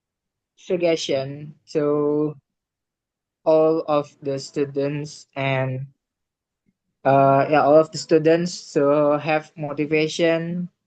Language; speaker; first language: English; non-native, learner; Indonesian